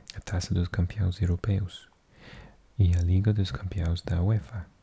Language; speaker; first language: Portuguese; non-native, learner; English